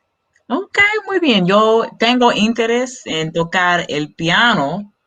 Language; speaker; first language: Spanish; non-native, learner; English